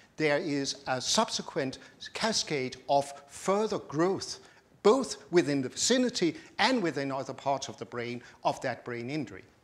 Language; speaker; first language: English; non-native, fluent; Danish